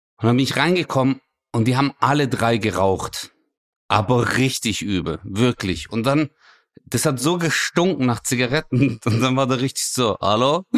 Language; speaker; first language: German; early bilingual, other home language; Turkish